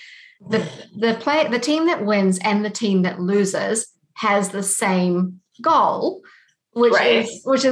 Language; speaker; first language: English; native; English